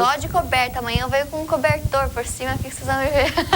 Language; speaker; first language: Portuguese; native; Portuguese